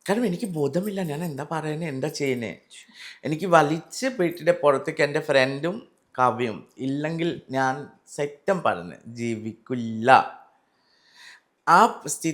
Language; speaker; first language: Malayalam; non-native, learner; Assamese